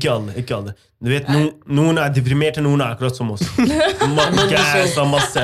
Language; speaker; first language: Norwegian; non-native, fluent; Arabic